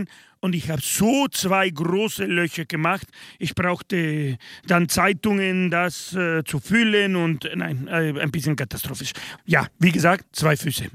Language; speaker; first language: German; non-native, fluent; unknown